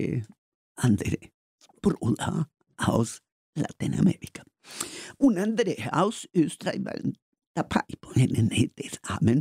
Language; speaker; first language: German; non-native, learner; Spanish